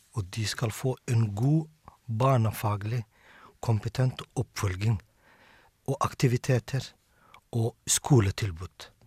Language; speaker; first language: Norwegian; non-native, fluent; Somali